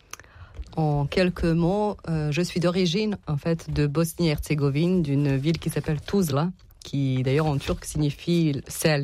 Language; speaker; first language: French; non-native, fluent; Serbian